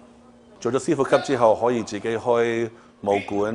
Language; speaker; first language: Cantonese; early bilingual, heritage; Cantonese